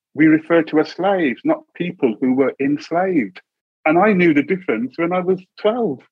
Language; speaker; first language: English; native; English